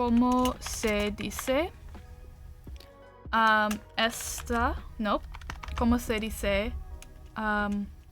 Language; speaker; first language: Spanish; non-native, learner; English